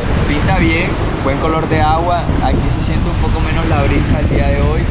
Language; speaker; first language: Spanish; native; Spanish